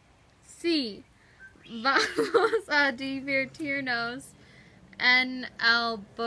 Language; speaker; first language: Spanish; non-native, learner; English